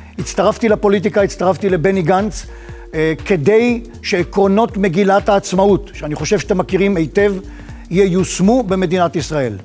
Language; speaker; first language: Hebrew; native; Hebrew